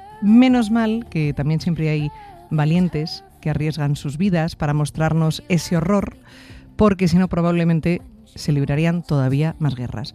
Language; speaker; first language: Spanish; native; Spanish